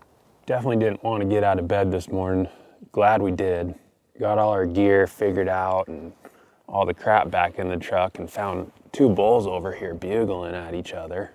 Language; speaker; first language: English; native; English